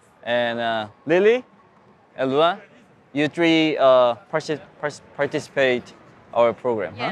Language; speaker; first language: English; non-native, learner; Korean